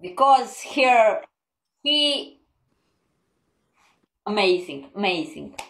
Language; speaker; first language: English; non-native, learner; Croatian